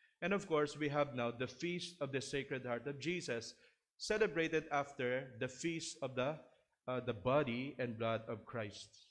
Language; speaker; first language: English; non-native, local second language; Filipino